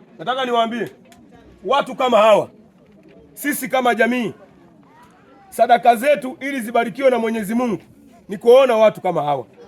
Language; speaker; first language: Swahili; native; Swahili